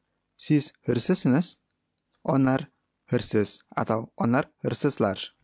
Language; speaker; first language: Turkish; non-native, fluent; Indonesian